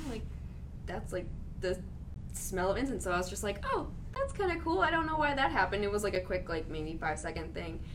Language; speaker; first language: English; native; English